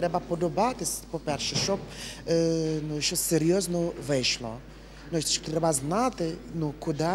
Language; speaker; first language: Ukrainian; non-native, learner; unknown